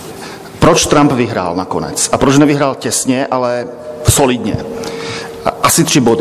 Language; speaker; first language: Czech; native; Czech